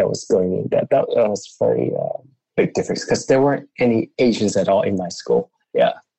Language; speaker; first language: English; non-native, local second language; Cantonese